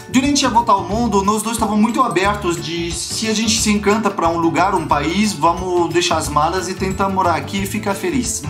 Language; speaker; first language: Portuguese; non-native, fluent; French